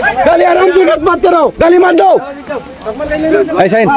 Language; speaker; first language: Hindi; non-native, learner; Bangla